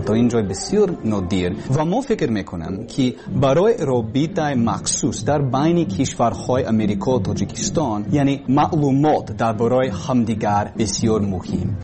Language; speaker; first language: Persian; non-native, learner; English